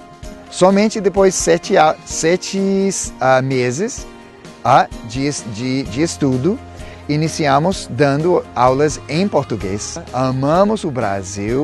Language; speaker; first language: Portuguese; non-native, fluent; English